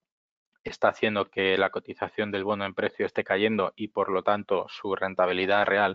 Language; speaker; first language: Spanish; native; Spanish